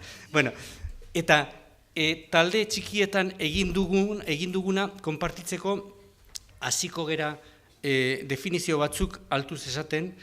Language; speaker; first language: Basque; native; Basque